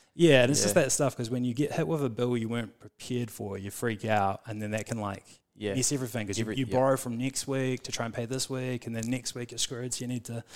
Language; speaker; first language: English; native; English